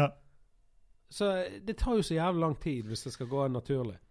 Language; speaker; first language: Norwegian; native; Norwegian